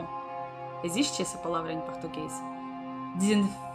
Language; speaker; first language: Portuguese; non-native, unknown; Russian